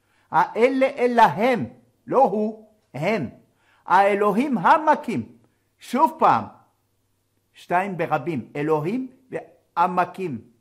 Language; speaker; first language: Hebrew; non-native, fluent; French